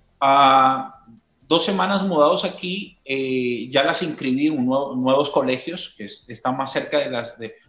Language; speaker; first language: Spanish; native; Spanish